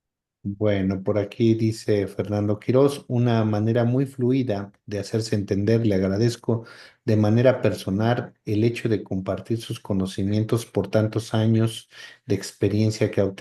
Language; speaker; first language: Spanish; native; Spanish